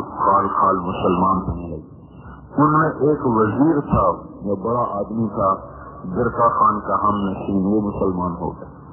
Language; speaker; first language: Urdu; non-native, local second language; Punjabi